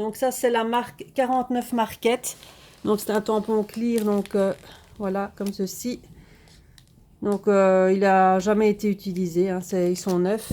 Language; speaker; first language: French; native; French